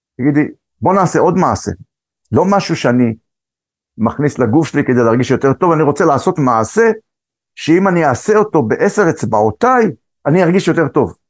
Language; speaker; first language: Hebrew; early bilingual, other home language; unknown